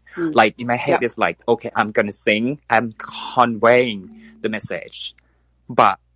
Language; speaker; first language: English; non-native, fluent; Thai